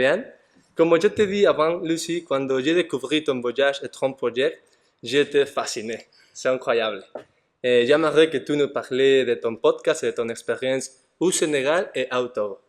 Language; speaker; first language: French; non-native, learner; Spanish